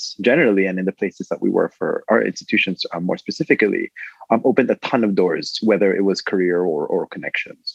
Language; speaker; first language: English; non-native, local second language; Filipino